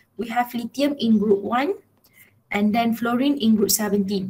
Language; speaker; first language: English; non-native, local second language; Malay